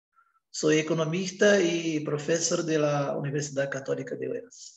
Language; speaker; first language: Spanish; non-native, learner; Portuguese